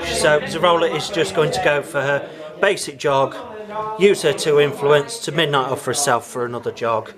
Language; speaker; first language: English; native; English